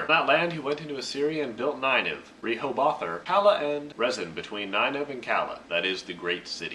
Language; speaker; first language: English; native; English